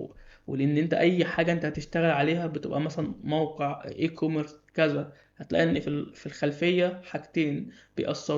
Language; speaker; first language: Arabic; native; Arabic